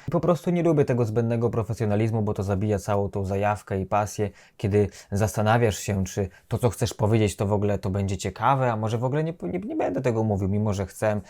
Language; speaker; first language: Polish; native; Polish